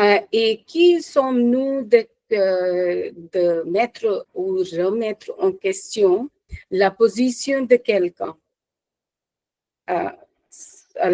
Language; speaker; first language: French; non-native, fluent; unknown